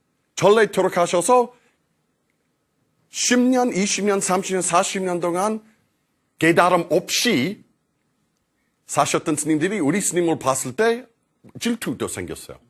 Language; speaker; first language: Korean; non-native, fluent; English